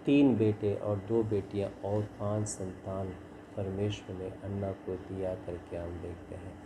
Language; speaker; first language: Hindi; non-native, local second language; Kannada